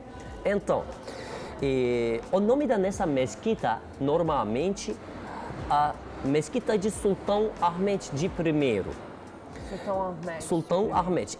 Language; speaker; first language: Portuguese; non-native, learner; Turkish